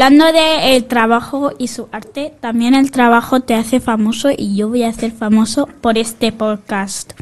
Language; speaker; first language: Spanish; early bilingual, heritage; Spanish